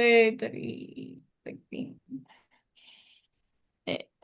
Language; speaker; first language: Indonesian; non-native, learner; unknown